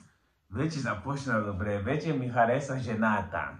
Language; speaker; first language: Bulgarian; non-native, learner; Portuguese